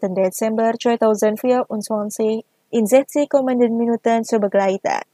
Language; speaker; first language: German; non-native, fluent; Indonesian